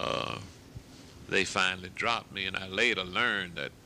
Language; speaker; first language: English; native; English